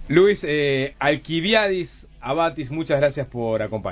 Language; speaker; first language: Spanish; native; Spanish